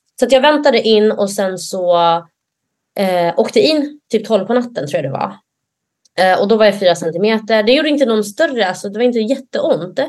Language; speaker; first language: Swedish; early bilingual, other home language; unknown